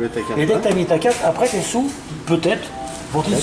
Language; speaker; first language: French; native; French